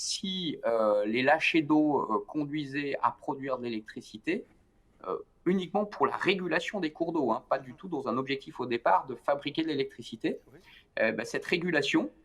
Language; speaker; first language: French; native; French